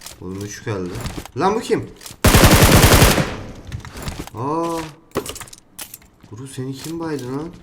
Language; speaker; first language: Turkish; native; Turkish